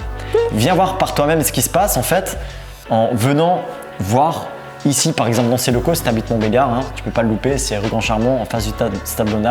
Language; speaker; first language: French; native; French